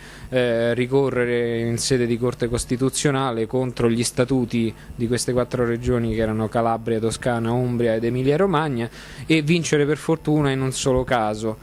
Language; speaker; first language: Italian; native; Italian